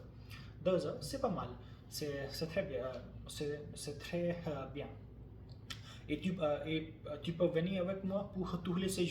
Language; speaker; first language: French; non-native, learner; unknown